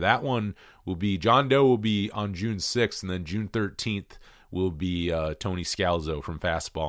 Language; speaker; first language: English; native; English